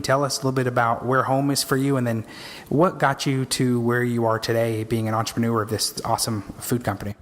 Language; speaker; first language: English; native; English